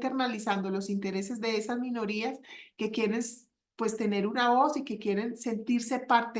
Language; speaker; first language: Spanish; native; Spanish